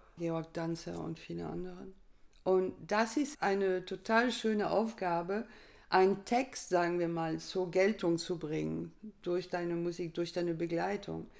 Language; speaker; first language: German; non-native, fluent; French